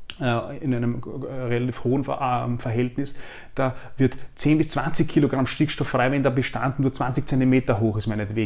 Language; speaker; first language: German; native; German